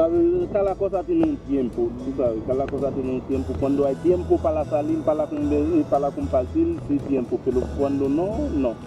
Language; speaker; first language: Spanish; non-native, learner; Haitian Creole